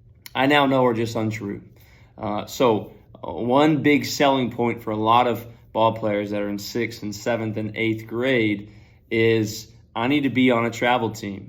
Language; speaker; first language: English; native; English